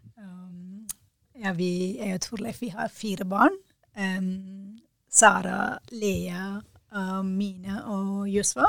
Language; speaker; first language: Norwegian; non-native, fluent; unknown